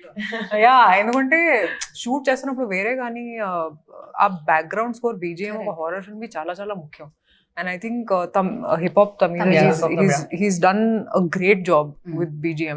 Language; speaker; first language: Telugu; non-native, fluent; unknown